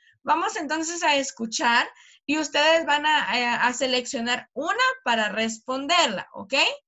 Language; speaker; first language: Spanish; native; Spanish